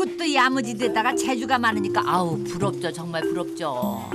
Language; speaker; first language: Korean; native; Korean